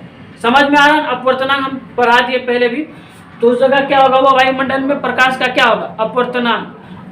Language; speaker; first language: Hindi; native; Hindi